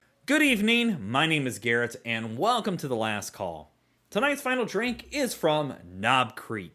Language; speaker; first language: English; native; English